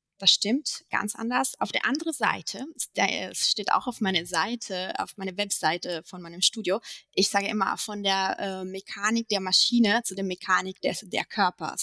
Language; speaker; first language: German; non-native, fluent; Italian